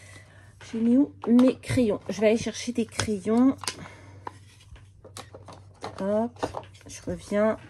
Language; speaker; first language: French; native; French